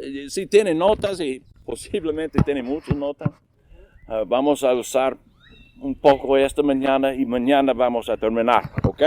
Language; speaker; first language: Spanish; non-native, learner; English